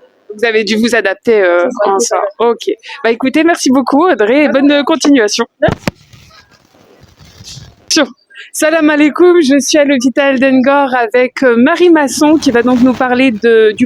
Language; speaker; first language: French; native; French